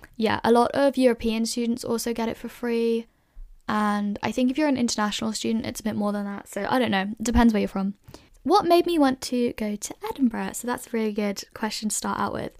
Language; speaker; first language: English; native; English